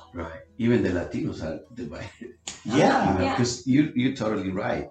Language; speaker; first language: English; non-native, fluent; Spanish